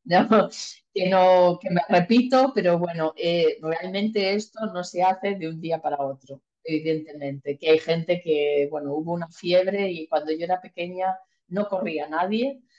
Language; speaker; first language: Spanish; native; Spanish